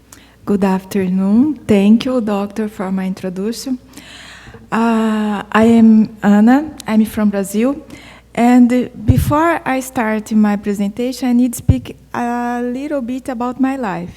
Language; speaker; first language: English; non-native, fluent; Portuguese